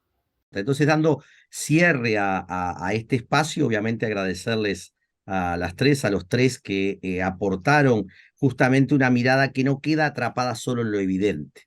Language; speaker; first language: Spanish; native; Spanish